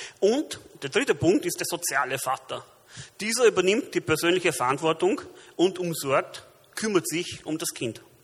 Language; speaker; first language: German; early bilingual, other home language; Romanian